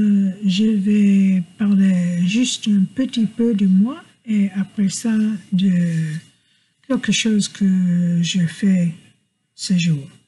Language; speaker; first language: French; non-native, learner; English